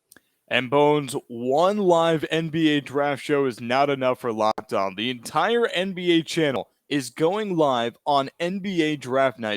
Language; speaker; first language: English; native; English